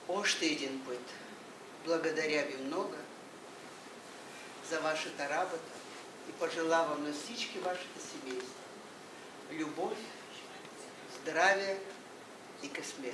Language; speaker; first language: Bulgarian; non-native, learner; Russian